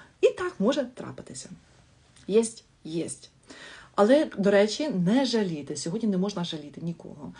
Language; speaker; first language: Ukrainian; non-native, local second language; Russian